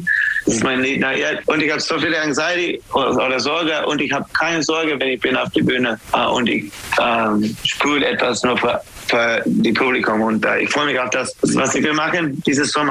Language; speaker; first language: German; non-native, learner; English